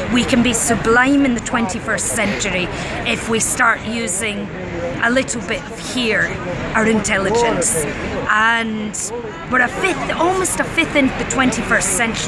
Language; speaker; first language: English; native; English